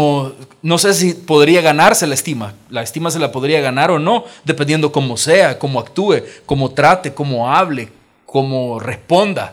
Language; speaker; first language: Spanish; native; Spanish